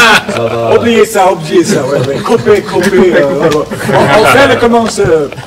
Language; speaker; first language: French; non-native, learner; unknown